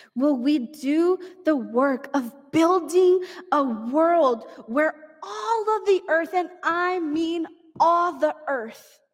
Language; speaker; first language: English; early bilingual, other home language; Spanish